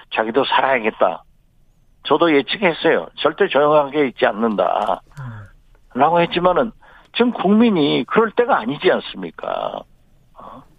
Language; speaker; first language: Korean; native; Korean